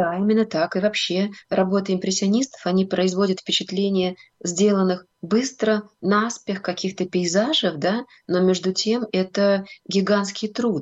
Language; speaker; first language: Russian; native; Russian